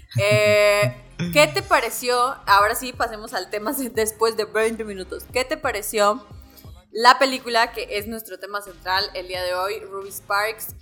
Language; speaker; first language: Spanish; native; Spanish